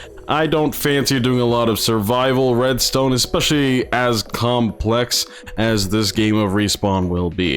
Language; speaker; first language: English; native; English